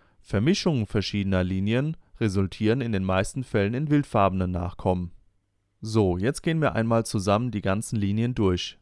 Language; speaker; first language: German; native; German